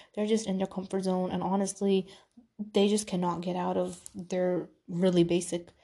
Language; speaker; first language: English; early bilingual, other home language; Urdu